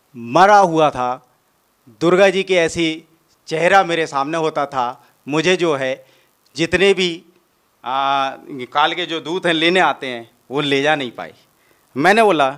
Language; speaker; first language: Hindi; native; Hindi